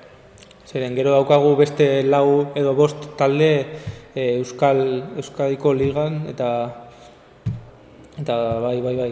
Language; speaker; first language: Basque; non-native, local second language; Spanish